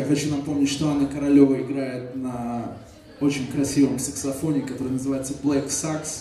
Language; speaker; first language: Russian; native; Russian